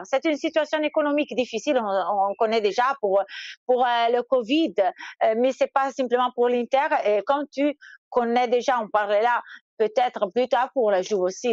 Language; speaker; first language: French; non-native, fluent; Italian